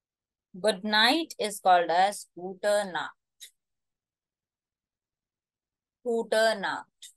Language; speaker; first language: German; non-native, fluent; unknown